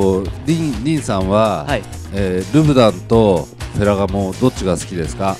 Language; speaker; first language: Japanese; native; Japanese